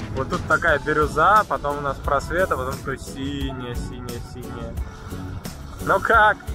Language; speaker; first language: Russian; native; Russian